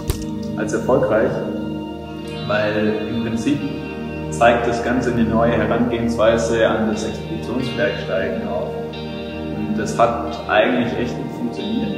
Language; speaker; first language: German; native; German